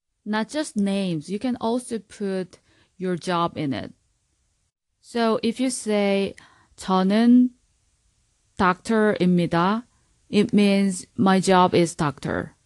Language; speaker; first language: English; non-native, fluent; Korean